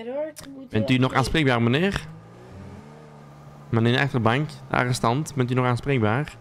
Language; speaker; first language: Dutch; native; Dutch